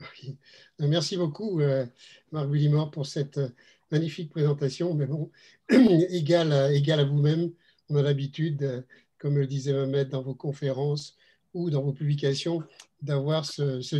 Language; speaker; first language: French; native; French